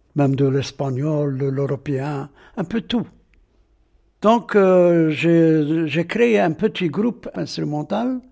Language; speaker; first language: French; non-native, local second language; Arabic